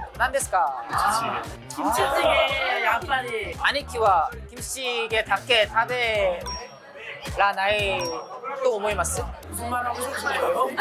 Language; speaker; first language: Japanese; non-native, learner; Korean